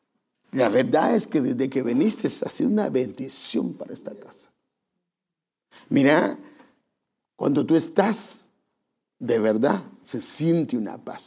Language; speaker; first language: Spanish; native; Spanish